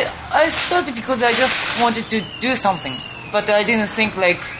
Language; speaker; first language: English; non-native, fluent; Japanese